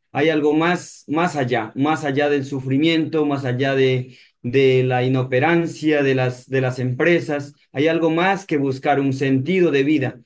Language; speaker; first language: Spanish; native; Spanish